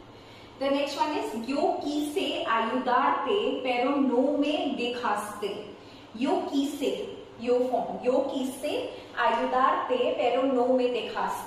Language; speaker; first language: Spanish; non-native, fluent; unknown